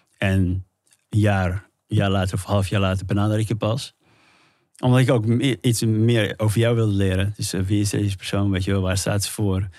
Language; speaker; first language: Dutch; early bilingual, other home language; Somali